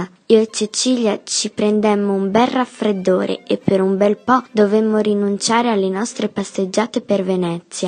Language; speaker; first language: Italian; native; Italian